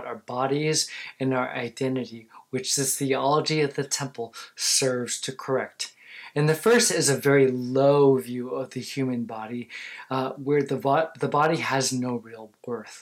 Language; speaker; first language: English; native; English